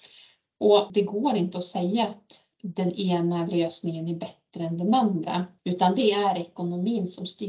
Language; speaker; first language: Swedish; native; Swedish